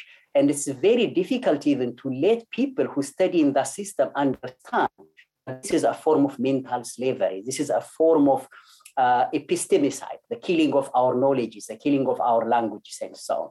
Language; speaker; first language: English; non-native, fluent; Amharic